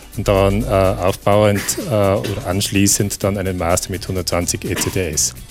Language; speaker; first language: German; native; German